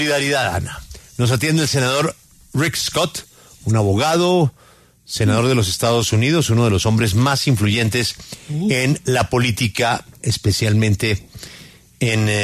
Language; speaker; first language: Spanish; native; Spanish